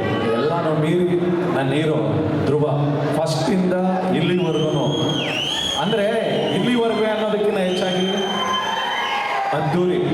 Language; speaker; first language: Kannada; native; Kannada